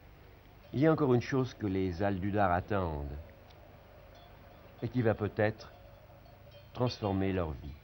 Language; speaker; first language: French; native; French